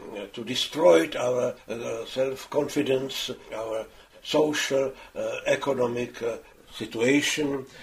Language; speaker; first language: English; non-native, fluent; Czech